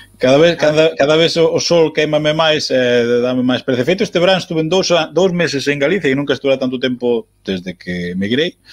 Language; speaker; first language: Galician; native; Galician